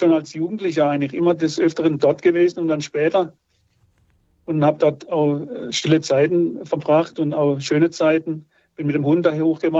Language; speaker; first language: German; native; German